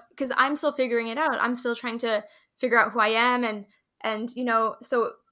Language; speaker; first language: English; early bilingual, other home language; Hindi